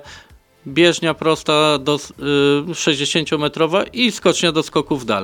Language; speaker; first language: Polish; native; Polish